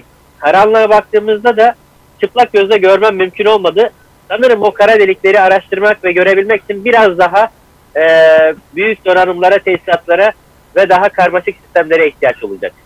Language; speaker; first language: Turkish; native; Turkish